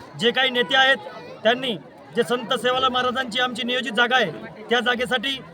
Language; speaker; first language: Marathi; non-native, local second language; Lambadi